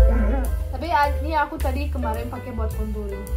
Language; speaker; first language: Indonesian; early bilingual, other home language; Russian